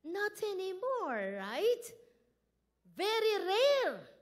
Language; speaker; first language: English; non-native, local second language; Filipino